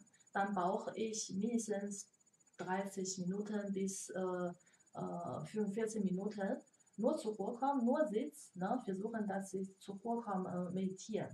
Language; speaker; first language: German; non-native, learner; Chinese